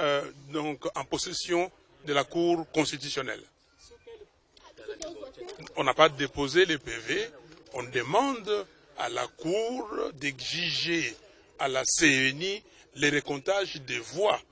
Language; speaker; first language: French; non-native, local second language; Lingala